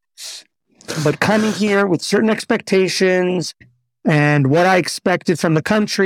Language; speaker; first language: English; native; English